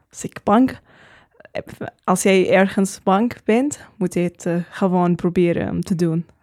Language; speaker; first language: Dutch; non-native, learner; Arabic